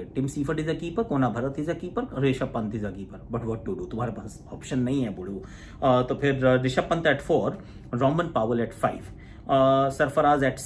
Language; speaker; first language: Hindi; native; Hindi